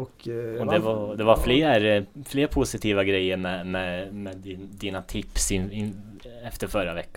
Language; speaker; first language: Swedish; native; Swedish